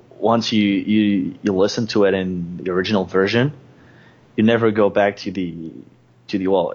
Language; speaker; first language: English; non-native, fluent; Spanish